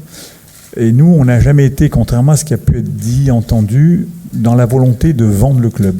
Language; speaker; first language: French; native; French